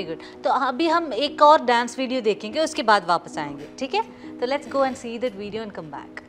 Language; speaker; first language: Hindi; non-native, local second language; Malayalam